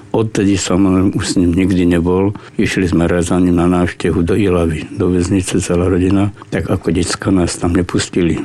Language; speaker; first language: Slovak; native; Slovak